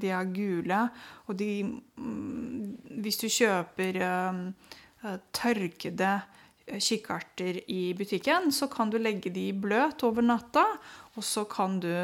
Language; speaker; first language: Norwegian; non-native, fluent; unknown